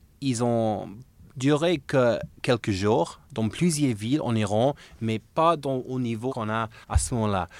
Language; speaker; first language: French; non-native, fluent; English